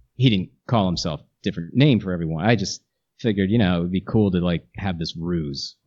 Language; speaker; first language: English; native; English